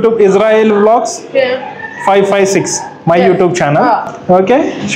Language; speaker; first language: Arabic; non-native, learner; Telugu